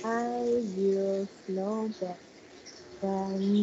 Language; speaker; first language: English; non-native, learner; Vietnamese